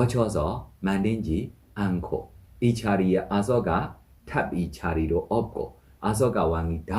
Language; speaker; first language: Korean; non-native, fluent; Burmese